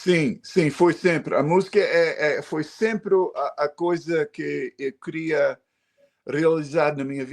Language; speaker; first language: Portuguese; early bilingual, heritage; Portuguese